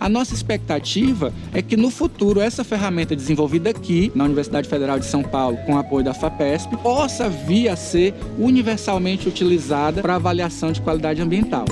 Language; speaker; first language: Portuguese; native; Portuguese